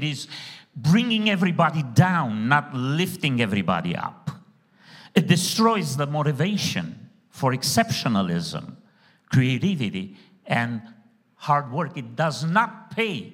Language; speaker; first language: English; non-native, fluent; Romanian